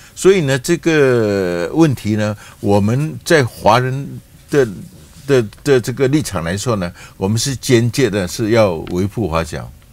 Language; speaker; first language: Chinese; native; Chinese